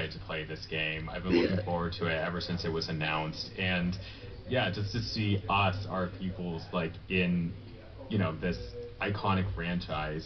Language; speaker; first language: English; native; English